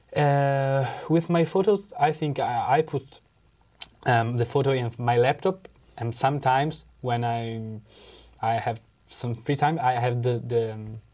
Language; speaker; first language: English; non-native, learner; Italian